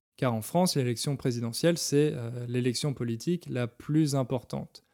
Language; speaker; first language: French; native; French